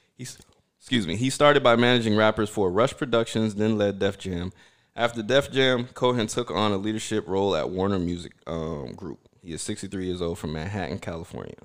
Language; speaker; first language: English; early bilingual, other home language; Haitian Creole